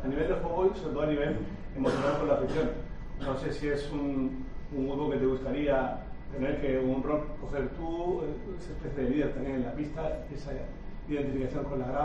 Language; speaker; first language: Spanish; native; Spanish